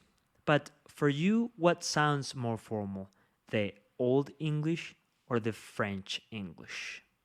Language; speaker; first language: English; non-native, fluent; Spanish